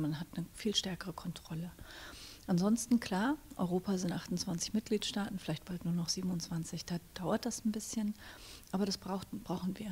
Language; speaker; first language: German; native; German